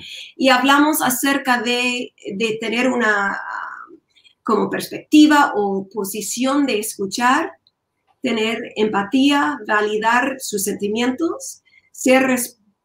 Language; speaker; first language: Spanish; non-native, learner; English